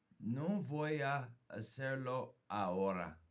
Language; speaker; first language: Spanish; non-native, fluent; English